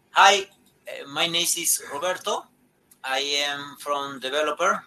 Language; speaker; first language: English; non-native, learner; Spanish